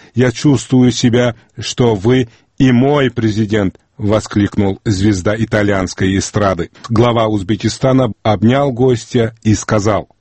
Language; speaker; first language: Russian; non-native, local second language; Uzbek